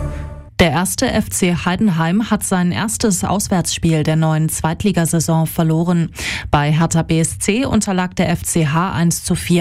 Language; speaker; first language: German; native; German